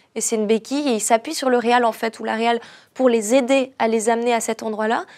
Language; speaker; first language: French; native; French